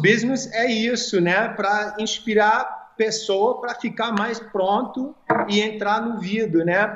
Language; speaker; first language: Portuguese; early bilingual, heritage; Portuguese